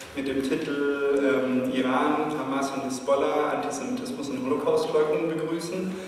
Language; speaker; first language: German; native; German